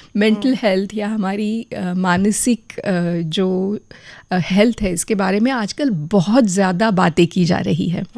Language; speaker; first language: Hindi; non-native, local second language; Marathi